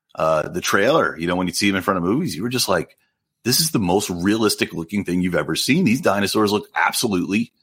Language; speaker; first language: English; native; English